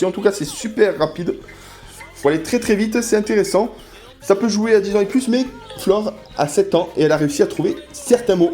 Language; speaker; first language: French; native; French